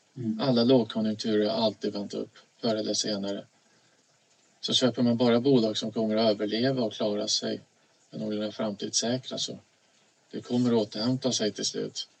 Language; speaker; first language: Swedish; native; Swedish